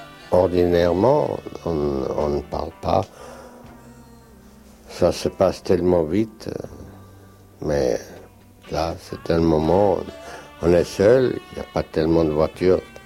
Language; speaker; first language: French; non-native, fluent; German